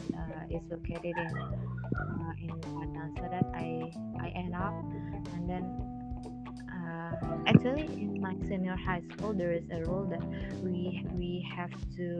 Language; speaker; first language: English; non-native, learner; Indonesian